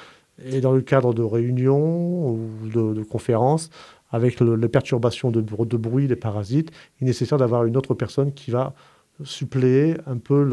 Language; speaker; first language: French; native; French